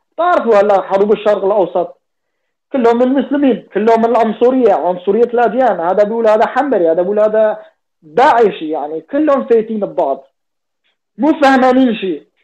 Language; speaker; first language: Arabic; non-native, local second language; Kurdish